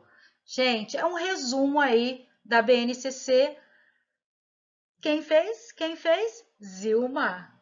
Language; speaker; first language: Portuguese; native; Portuguese